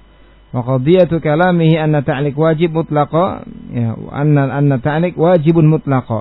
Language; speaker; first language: Arabic; non-native, fluent; Indonesian